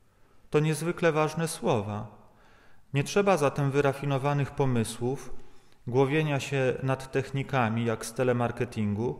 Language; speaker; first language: Polish; native; Polish